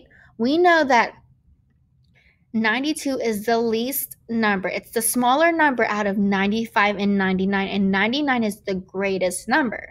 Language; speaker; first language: English; native; English